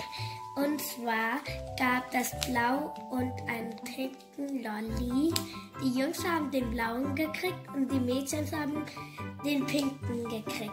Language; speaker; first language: German; early bilingual, other home language; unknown